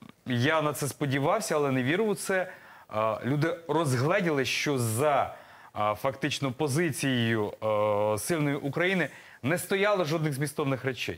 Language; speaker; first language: Ukrainian; native; Ukrainian